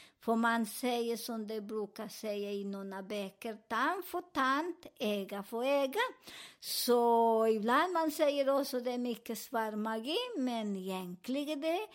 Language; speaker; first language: Swedish; non-native, fluent; Spanish